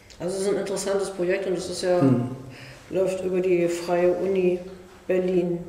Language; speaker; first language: German; native; German